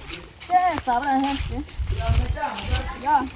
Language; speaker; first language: Spanish; native; Spanish